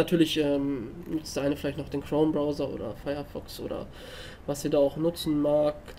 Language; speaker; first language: German; native; German